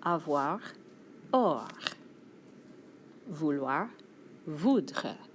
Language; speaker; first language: French; non-native, fluent; English